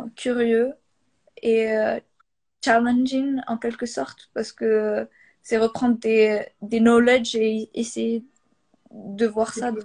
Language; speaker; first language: French; non-native, local second language; Arabic